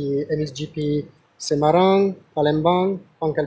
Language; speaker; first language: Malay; non-native, learner; French